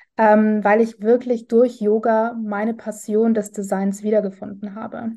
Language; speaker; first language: German; native; German